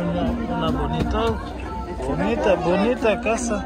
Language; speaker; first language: Spanish; non-native, learner; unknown